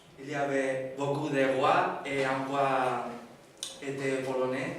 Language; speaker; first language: French; non-native, learner; Spanish